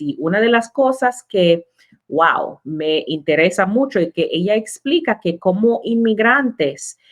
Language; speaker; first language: Spanish; non-native, learner; English